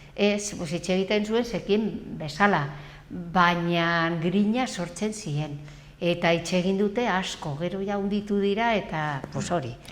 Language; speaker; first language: Basque; non-native, local second language; Spanish